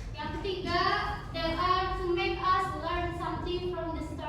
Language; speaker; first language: English; non-native, learner; Indonesian